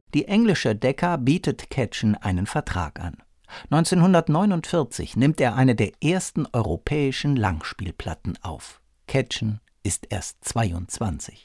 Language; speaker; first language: German; native; German